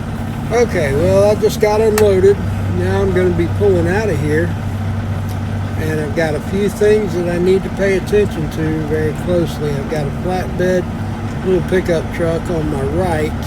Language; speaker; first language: English; native; English